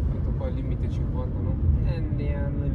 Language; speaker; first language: Italian; early bilingual, other home language; Filipino